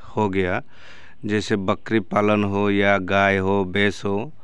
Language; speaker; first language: Hindi; non-native, local second language; Bangla